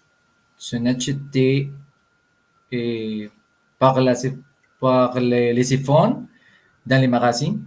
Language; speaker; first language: French; non-native, learner; Spanish